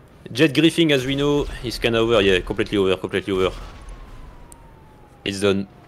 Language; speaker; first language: English; non-native, fluent; French